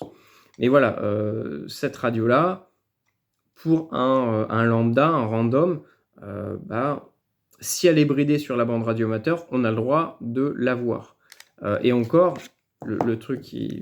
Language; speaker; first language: French; native; French